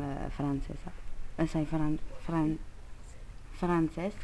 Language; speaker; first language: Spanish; non-native, learner; French